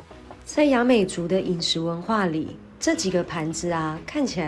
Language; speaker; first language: Chinese; native; Chinese